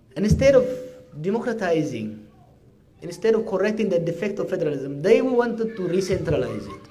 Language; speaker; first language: English; non-native, local second language; Amharic